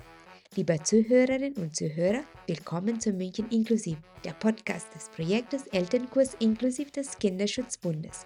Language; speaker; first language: German; non-native, fluent; Italian